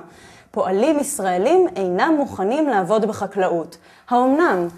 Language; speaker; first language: Hebrew; native; Hebrew